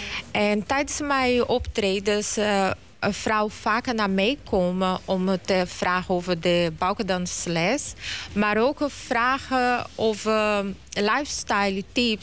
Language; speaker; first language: Dutch; non-native, learner; Portuguese